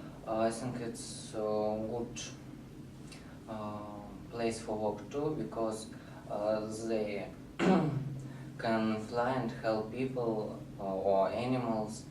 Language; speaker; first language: English; non-native, learner; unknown